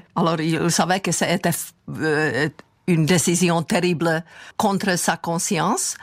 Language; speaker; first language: French; non-native, fluent; Czech